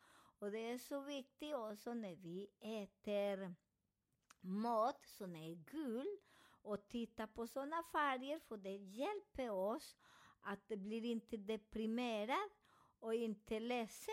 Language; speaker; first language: Swedish; non-native, fluent; Spanish